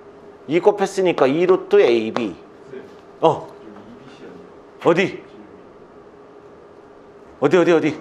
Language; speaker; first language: Korean; native; Korean